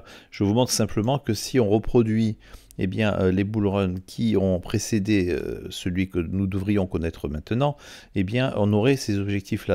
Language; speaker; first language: French; native; French